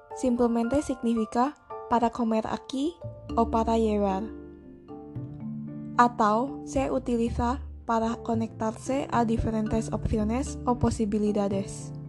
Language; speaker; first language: Spanish; non-native, learner; Indonesian